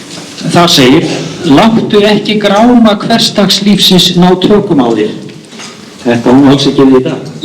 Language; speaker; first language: Icelandic; native; Icelandic